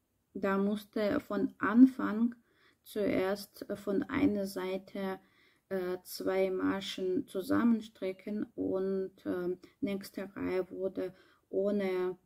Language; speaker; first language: German; non-native, learner; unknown